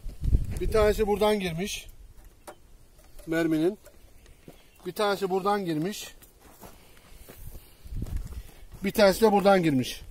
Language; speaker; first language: Turkish; native; Turkish